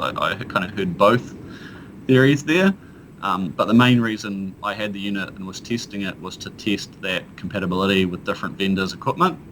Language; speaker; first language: English; native; English